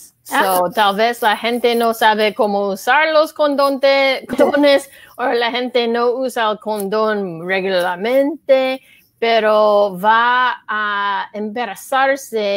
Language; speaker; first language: Spanish; non-native, learner; English